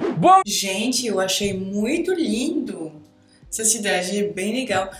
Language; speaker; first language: Portuguese; non-native, fluent; French